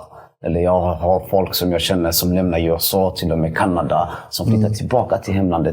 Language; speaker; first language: Swedish; early bilingual, other home language; Somali